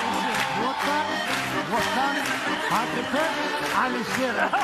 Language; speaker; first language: Russian; non-native, learner; Tajik